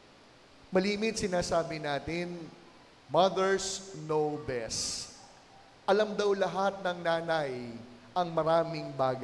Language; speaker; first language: Filipino; native; Filipino